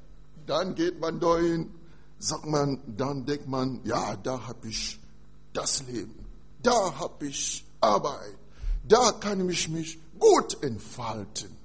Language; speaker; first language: German; non-native, fluent; French